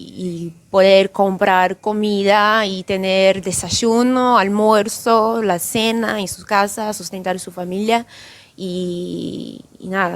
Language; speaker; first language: Spanish; non-native, fluent; Portuguese